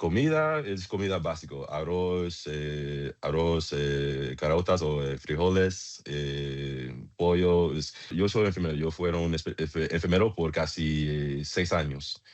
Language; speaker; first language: Spanish; non-native, learner; English